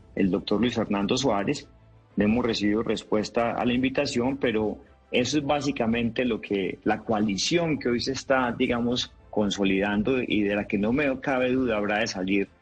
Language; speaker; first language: Spanish; native; Spanish